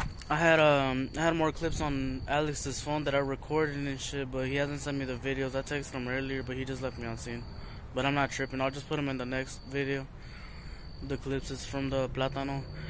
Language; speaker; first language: English; early bilingual, other home language; Spanish